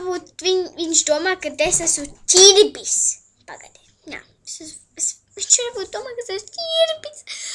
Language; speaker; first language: Latvian; early bilingual, heritage; Latvian